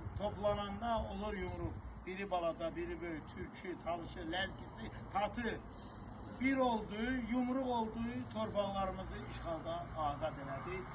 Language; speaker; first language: Azerbaijani; non-native, local second language; Talysh